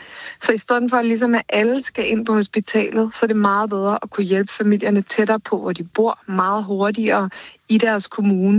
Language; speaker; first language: Danish; native; Danish